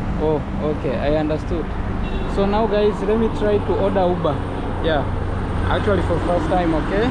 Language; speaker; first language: English; non-native, fluent; Rundi